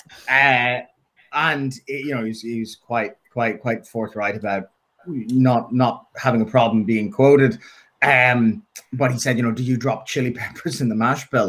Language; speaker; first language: English; native; English